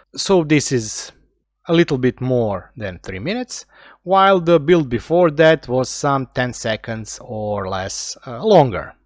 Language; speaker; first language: English; non-native, fluent; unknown